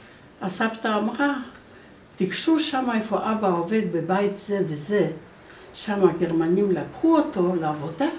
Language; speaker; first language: Hebrew; non-native, fluent; Polish